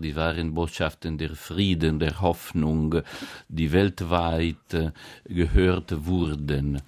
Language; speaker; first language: German; non-native, fluent; Italian